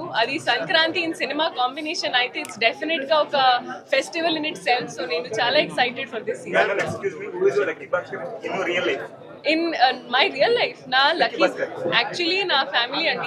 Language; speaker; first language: Telugu; non-native, local second language; Hindi